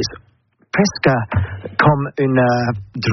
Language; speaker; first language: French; non-native, learner; English